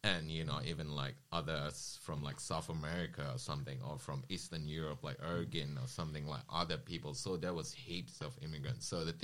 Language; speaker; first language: English; non-native, local second language; Malay